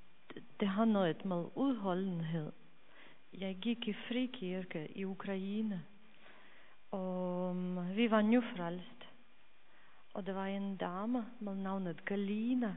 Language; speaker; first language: Danish; non-native, fluent; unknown